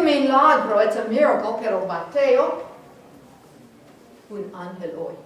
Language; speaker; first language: Spanish; non-native, fluent; English